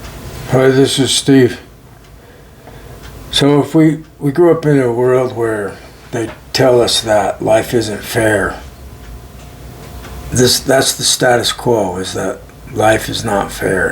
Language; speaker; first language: English; native; English